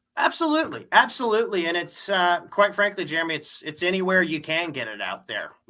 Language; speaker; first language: English; native; English